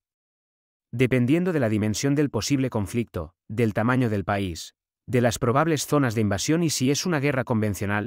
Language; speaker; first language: Spanish; native; Spanish